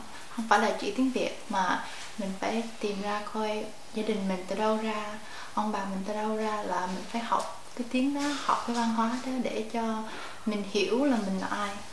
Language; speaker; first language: Vietnamese; early bilingual, heritage; Vietnamese